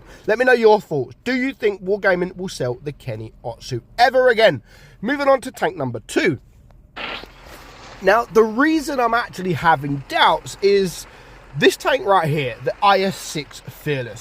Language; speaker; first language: English; native; English